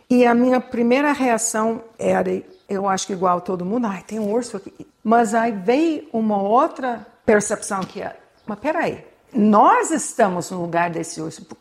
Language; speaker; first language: Portuguese; non-native, fluent; English